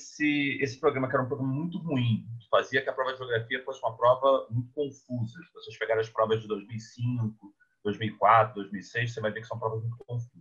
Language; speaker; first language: Portuguese; native; Portuguese